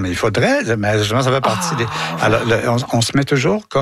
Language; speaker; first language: French; native; French